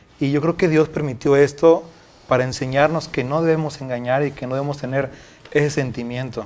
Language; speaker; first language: Spanish; native; Spanish